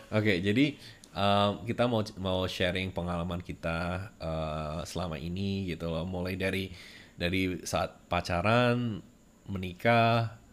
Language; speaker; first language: Indonesian; native; Indonesian